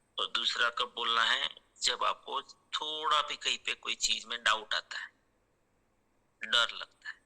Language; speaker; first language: Hindi; native; Hindi